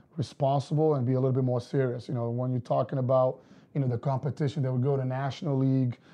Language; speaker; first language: English; non-native, fluent; Portuguese